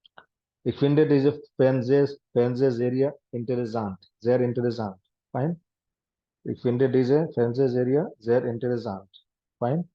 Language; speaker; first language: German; non-native, fluent; Hindi